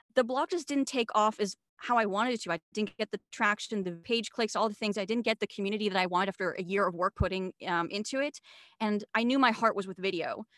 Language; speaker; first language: English; non-native, fluent; German